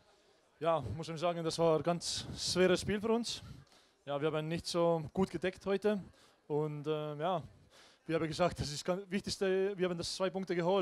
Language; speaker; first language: German; non-native, learner; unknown